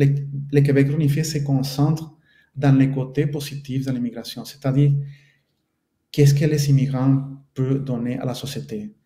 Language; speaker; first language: French; non-native, fluent; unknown